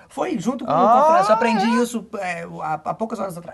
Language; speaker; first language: Portuguese; native; Portuguese